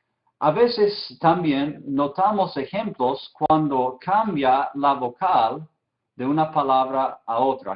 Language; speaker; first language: Spanish; non-native, fluent; English